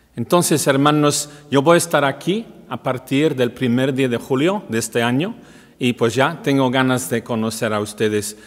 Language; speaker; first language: Spanish; non-native, fluent; English